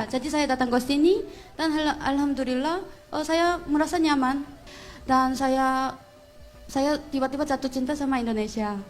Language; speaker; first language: Indonesian; non-native, fluent; Korean